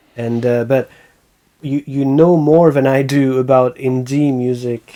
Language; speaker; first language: English; non-native, fluent; French